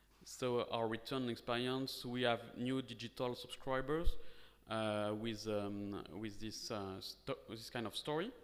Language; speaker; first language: English; non-native, fluent; French